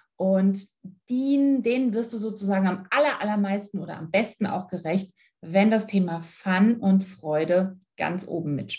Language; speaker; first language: German; native; German